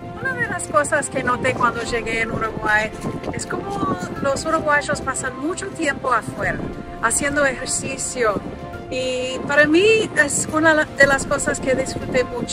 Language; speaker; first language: Spanish; non-native, fluent; English